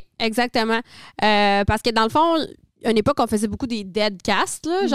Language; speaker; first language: French; native; French